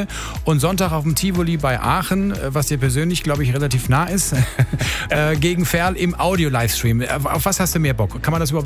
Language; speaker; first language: German; native; German